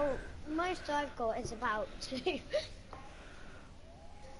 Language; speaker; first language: English; native; English